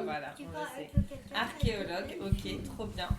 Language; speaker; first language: French; native; French